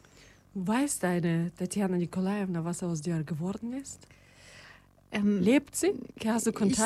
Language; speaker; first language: German; non-native, fluent; Russian